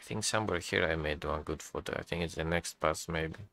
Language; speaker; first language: English; non-native, learner; Greek